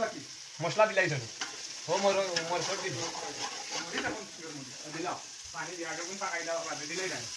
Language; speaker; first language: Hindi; non-native, learner; Bangla